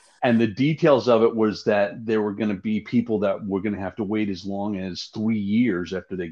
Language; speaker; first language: English; native; English